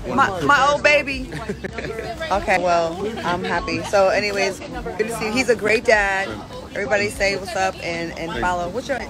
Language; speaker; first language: English; native; English